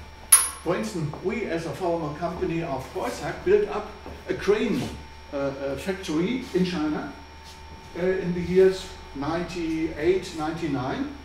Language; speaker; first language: English; non-native, fluent; German